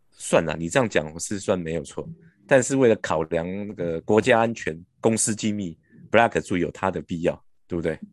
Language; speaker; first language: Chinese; native; Chinese